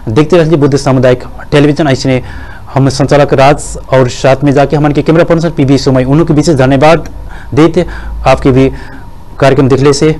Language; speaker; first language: Bhojpuri; non-native, local second language; Rana Tharu